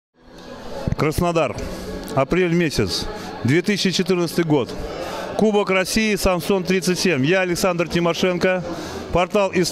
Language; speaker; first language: Russian; native; Russian